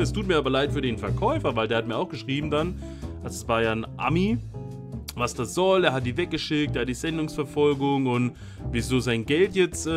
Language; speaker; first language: German; native; German